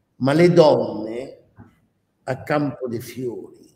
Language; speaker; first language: Italian; early bilingual, heritage; Arabic